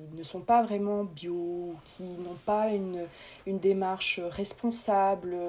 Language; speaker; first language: French; native; French